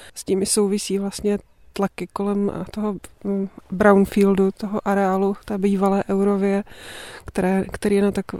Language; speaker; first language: Czech; native; Czech